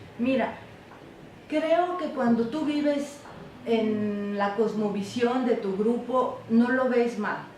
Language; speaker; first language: Spanish; non-native, local second language; Zapotec